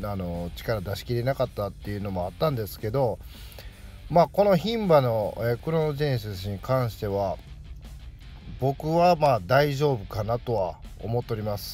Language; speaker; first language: Japanese; native; Japanese